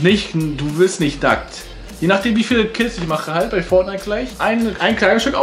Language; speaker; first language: German; native; German